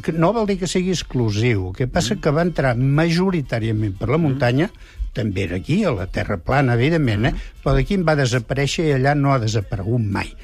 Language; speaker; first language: Catalan; native; Catalan